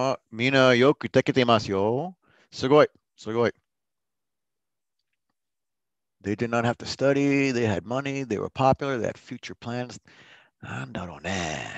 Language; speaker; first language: English; native; English